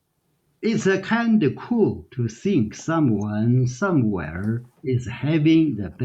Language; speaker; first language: English; non-native, learner; Chinese